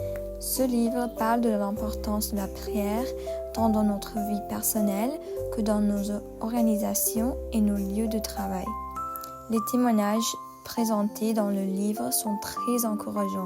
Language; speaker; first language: French; non-native, learner; English